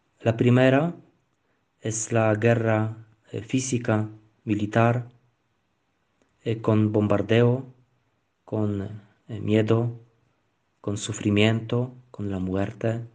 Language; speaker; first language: Spanish; non-native, learner; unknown